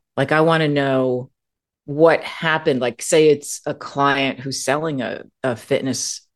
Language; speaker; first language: English; native; English